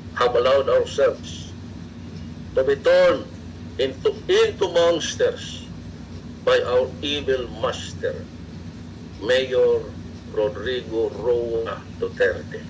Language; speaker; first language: English; non-native, local second language; Cebuano